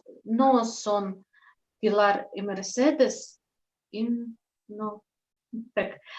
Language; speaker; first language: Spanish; non-native, learner; Russian